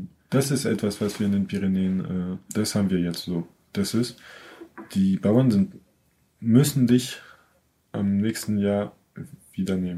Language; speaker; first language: German; non-native, fluent; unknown